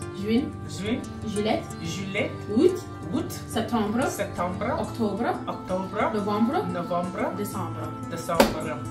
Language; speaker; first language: French; non-native, learner; English